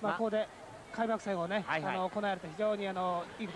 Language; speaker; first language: Japanese; native; Japanese